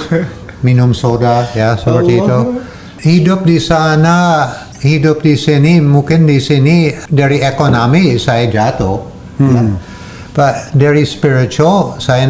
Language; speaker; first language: Indonesian; non-native, learner; English